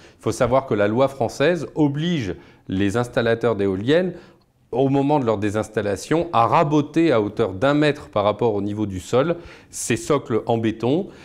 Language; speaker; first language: French; native; French